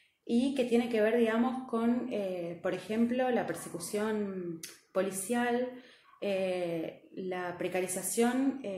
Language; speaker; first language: Spanish; native; Spanish